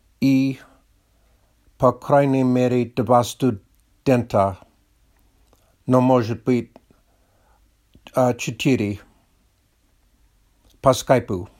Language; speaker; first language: Russian; non-native, learner; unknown